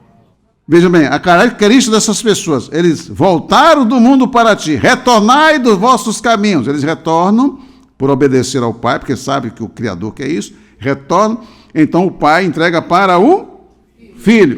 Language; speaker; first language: Portuguese; native; Portuguese